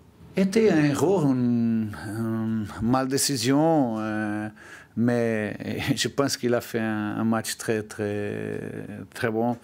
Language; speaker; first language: French; non-native, learner; Portuguese